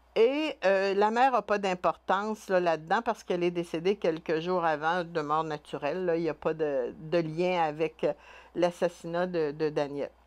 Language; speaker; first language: French; native; French